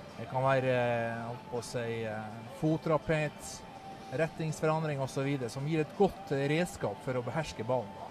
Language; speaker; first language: Norwegian; native; Norwegian